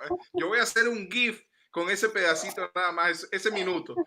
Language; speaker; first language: Spanish; native; Spanish